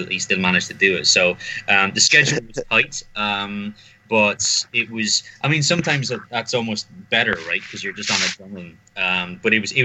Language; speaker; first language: English; native; English